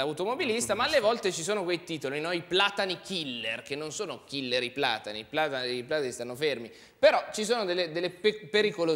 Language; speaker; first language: Italian; native; Italian